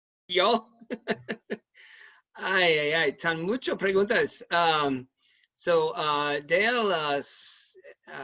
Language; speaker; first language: Spanish; non-native, learner; English